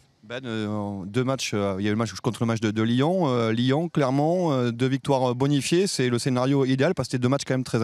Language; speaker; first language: French; native; French